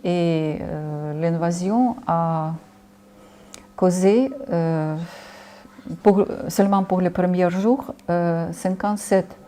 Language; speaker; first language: French; non-native, fluent; Ukrainian